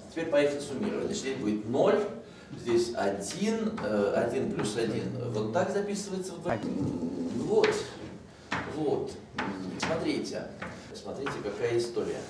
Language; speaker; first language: Russian; native; Russian